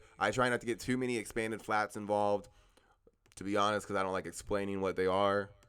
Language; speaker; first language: English; native; English